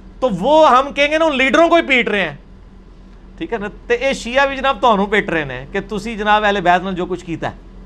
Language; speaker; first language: Urdu; non-native, local second language; Punjabi